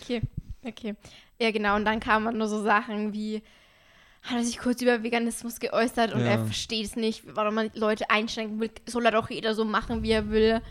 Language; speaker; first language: German; native; German